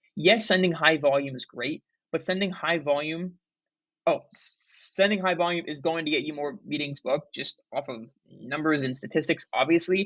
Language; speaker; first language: English; native; English